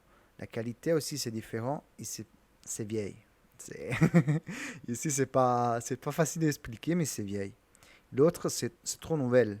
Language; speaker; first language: French; non-native, learner; Italian